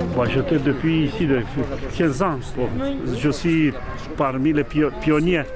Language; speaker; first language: French; non-native, learner; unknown